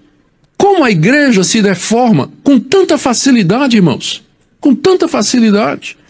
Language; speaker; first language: Portuguese; native; Portuguese